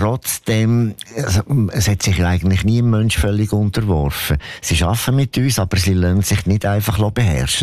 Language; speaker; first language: German; native; German